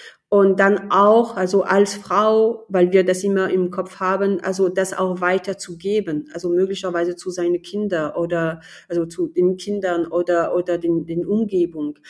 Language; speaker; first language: German; non-native, fluent; French